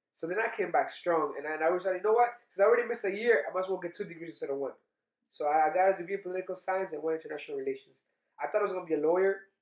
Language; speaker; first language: English; early bilingual, other home language; Spanish